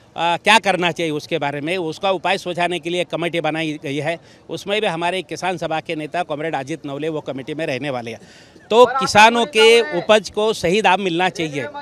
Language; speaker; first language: Hindi; non-native, local second language; Marathi